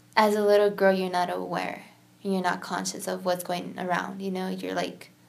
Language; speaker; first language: English; native; English